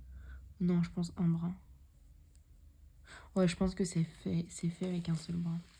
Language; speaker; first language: French; native; French